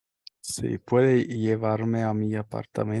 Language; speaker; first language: Spanish; non-native, learner; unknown